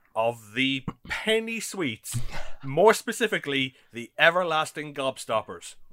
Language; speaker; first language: English; native; English